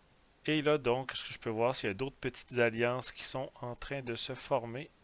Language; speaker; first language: French; native; French